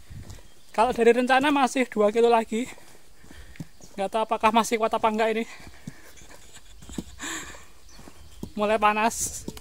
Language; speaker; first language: Indonesian; native; Indonesian